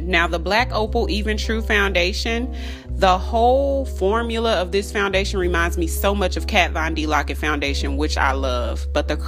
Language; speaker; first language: English; native; English